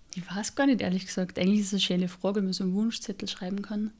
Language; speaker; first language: German; native; German